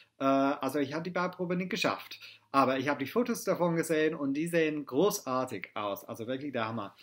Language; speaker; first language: German; non-native, fluent; English